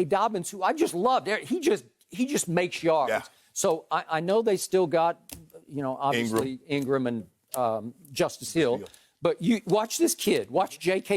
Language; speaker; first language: English; native; English